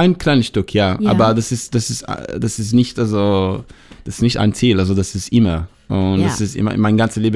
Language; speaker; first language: German; non-native, learner; Hebrew